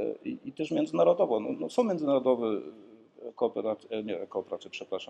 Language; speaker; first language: Polish; early bilingual, heritage; Polish